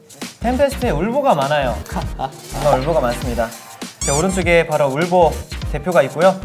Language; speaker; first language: Korean; native; Korean